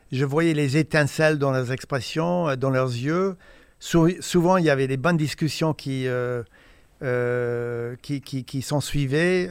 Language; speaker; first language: French; non-native, fluent; English